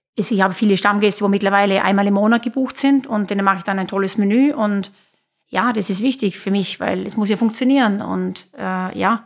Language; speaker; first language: German; native; German